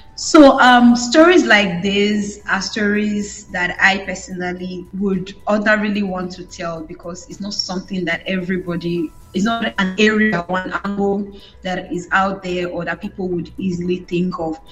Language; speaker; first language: English; non-native, local second language; Bini